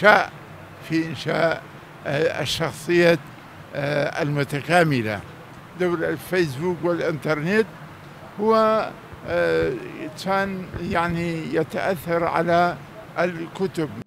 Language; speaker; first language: Arabic; non-native, local second language; Kurdish